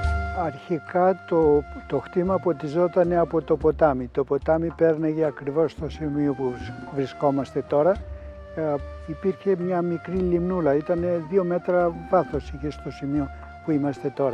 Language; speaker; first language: Greek; native; Greek